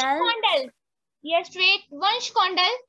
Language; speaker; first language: English; non-native, local second language; Hindi